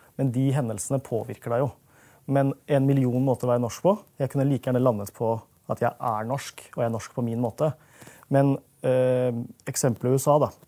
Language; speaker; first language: Norwegian; early bilingual, other home language; Urdu